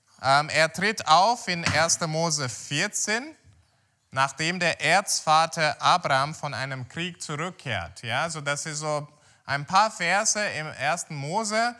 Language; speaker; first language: German; non-native, fluent; Portuguese